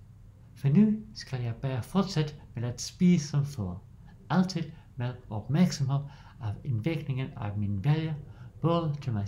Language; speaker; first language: Danish; non-native, learner; English